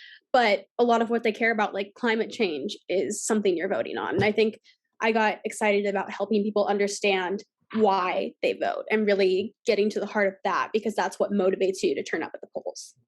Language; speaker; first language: English; native; English